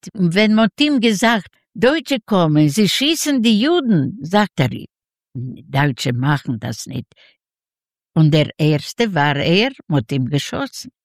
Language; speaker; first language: German; non-native, learner; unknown